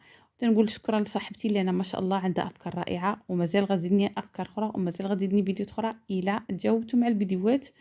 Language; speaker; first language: Arabic; native; Arabic